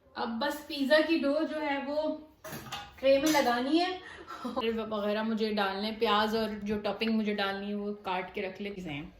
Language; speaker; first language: Urdu; native; Urdu